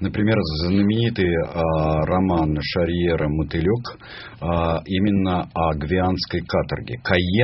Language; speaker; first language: Russian; native; Russian